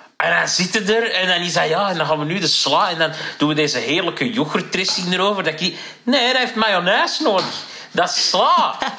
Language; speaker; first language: Dutch; native; Dutch